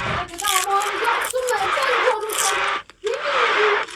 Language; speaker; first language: Turkish; native; Turkish